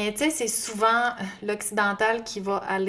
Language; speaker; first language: French; native; French